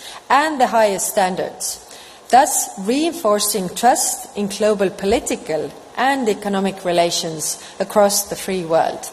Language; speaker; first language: English; non-native, fluent; Estonian